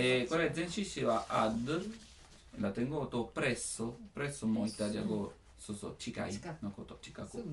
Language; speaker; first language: Japanese; non-native, learner; Italian